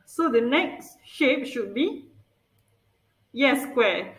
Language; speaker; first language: English; non-native, local second language; Malay